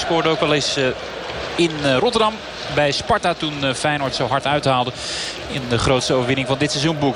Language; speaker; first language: Dutch; native; Dutch